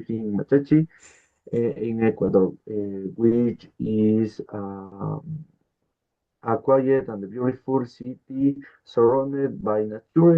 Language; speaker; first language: English; non-native, learner; Spanish